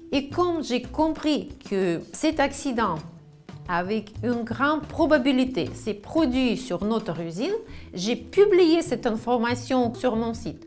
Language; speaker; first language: French; non-native, fluent; Russian